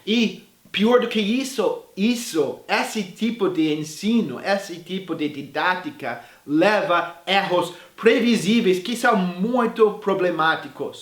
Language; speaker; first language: Portuguese; non-native, fluent; English